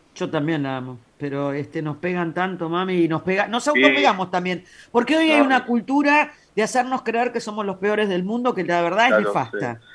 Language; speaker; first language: Spanish; native; Spanish